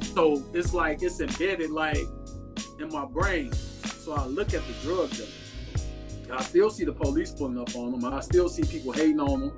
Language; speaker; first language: English; native; English